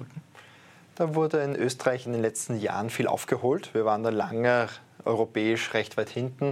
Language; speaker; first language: German; native; German